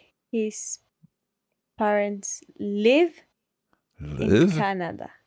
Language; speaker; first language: English; non-native, learner; Spanish